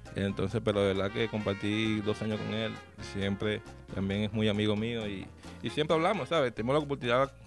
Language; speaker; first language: Spanish; native; Spanish